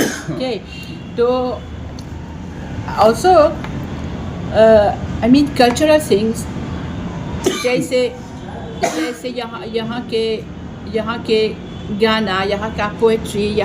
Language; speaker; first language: Hindi; non-native, fluent; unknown